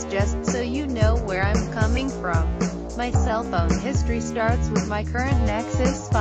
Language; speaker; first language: English; native; English